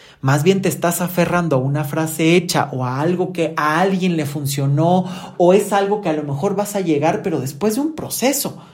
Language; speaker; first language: Spanish; native; Spanish